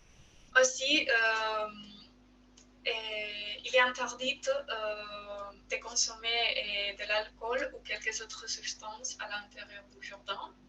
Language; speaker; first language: French; non-native, learner; Spanish